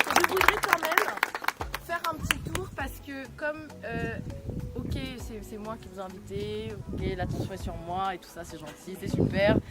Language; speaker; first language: French; non-native, local second language; Morisyen